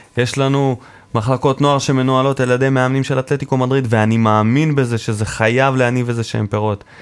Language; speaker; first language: Hebrew; native; Hebrew